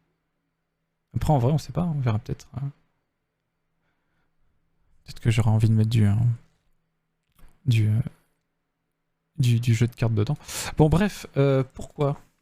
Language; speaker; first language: French; native; French